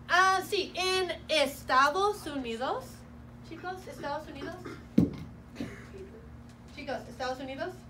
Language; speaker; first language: Spanish; non-native, fluent; English